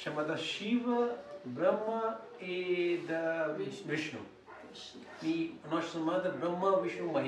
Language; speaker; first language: Portuguese; non-native, learner; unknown